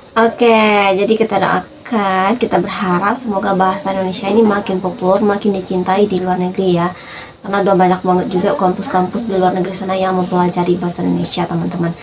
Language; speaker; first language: Indonesian; native; Indonesian